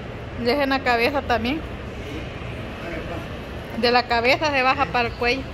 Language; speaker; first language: Spanish; native; Spanish